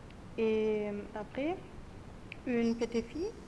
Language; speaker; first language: French; non-native, learner; German